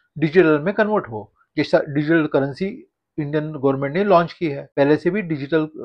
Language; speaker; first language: Hindi; non-native, local second language; Marathi